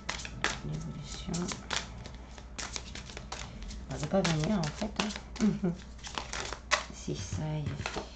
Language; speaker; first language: French; native; French